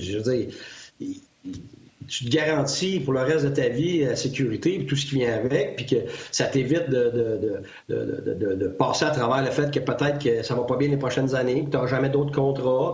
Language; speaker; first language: French; native; French